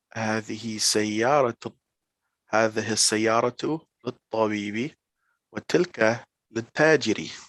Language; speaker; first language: Arabic; non-native, learner; English